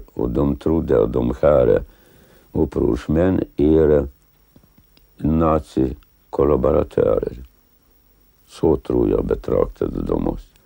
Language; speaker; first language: Swedish; non-native, fluent; Lithuanian